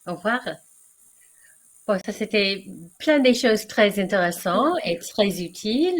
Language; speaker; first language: French; non-native, learner; English